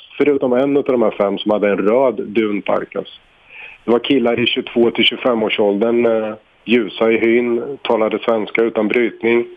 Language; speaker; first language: Swedish; native; Swedish